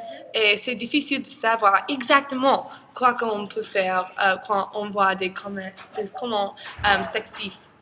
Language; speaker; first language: French; non-native, learner; English